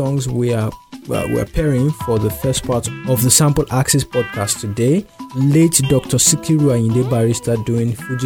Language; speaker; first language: English; non-native, local second language; Yoruba